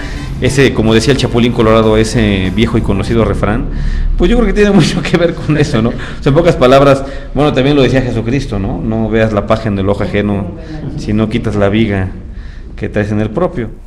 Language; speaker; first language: Spanish; native; Spanish